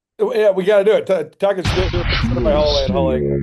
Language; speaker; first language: English; native; English